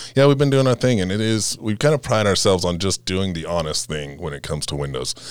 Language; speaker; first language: English; native; English